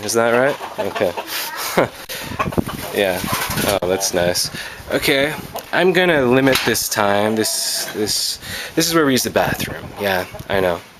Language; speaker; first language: English; native; English